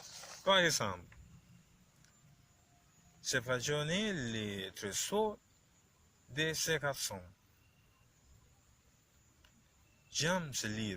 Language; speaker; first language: French; non-native, learner; Spanish